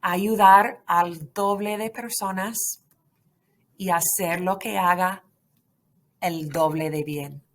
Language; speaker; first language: Spanish; non-native, fluent; English